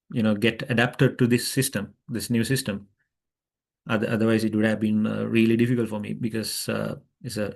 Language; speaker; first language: English; non-native, local second language; Sinhala